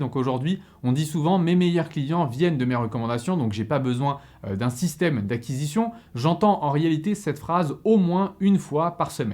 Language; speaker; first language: French; native; French